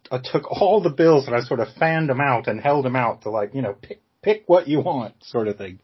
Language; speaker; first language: English; native; English